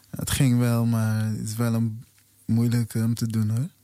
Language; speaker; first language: Dutch; native; Dutch